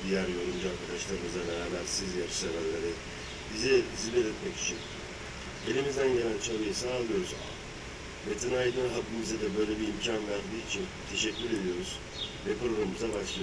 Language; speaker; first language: Turkish; native; Turkish